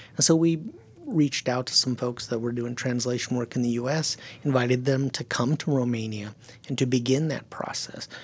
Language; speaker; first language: English; early bilingual, other home language; German